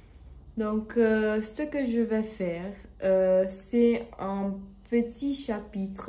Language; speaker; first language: French; non-native, learner; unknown